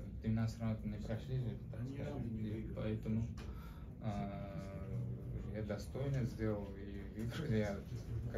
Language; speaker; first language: Russian; non-native, learner; Uzbek